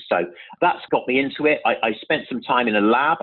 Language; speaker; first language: English; native; English